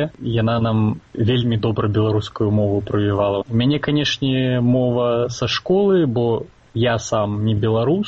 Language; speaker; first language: Belarusian; non-native, local second language; Russian